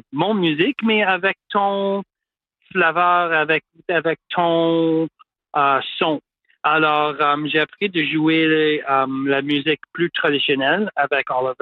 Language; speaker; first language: French; non-native, local second language; English